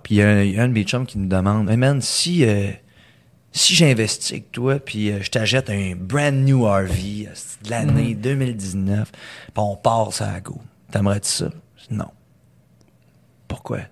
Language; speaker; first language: French; early bilingual, heritage; French